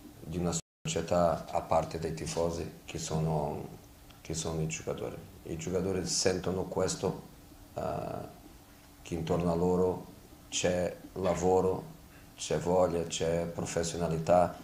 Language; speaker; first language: Italian; non-native, fluent; Portuguese